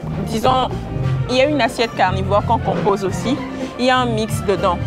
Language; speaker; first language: French; non-native, local second language; Ewe